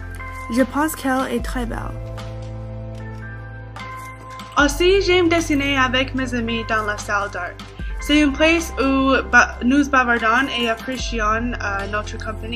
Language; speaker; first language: French; non-native, learner; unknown